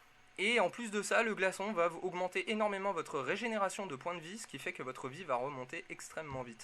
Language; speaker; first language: French; native; French